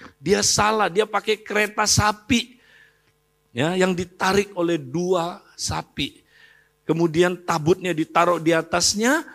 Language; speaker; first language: Indonesian; native; Indonesian